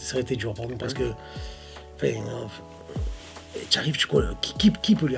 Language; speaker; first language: French; native; French